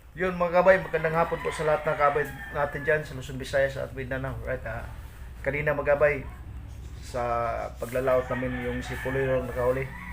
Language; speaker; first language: Filipino; non-native, local second language; Cebuano